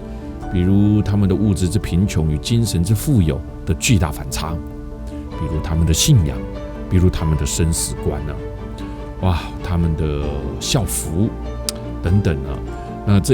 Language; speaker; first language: Chinese; native; Chinese